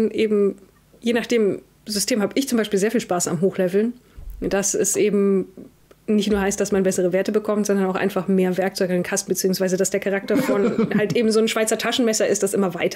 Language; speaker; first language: German; native; German